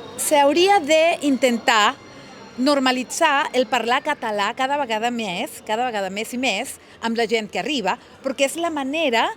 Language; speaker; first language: Catalan; non-native, learner; Spanish